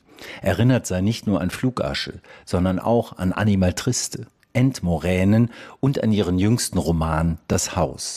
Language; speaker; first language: German; native; German